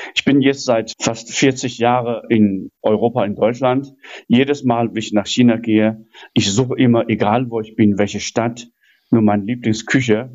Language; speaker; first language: German; non-native, fluent; Chinese